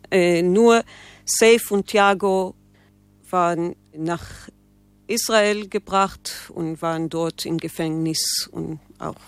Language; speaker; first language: German; non-native, learner; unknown